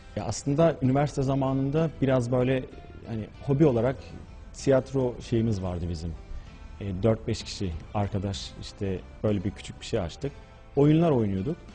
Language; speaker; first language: Turkish; early bilingual, heritage; Turkish